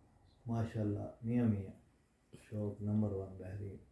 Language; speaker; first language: Arabic; non-native, learner; Urdu